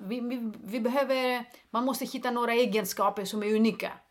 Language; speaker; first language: Swedish; non-native, fluent; Greek